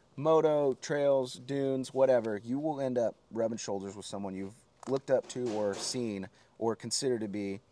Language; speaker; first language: English; native; English